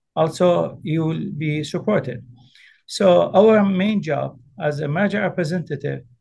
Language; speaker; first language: English; early bilingual, other home language; Arabic